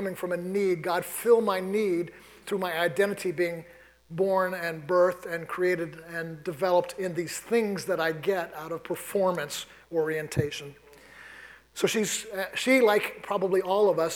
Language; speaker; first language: English; native; English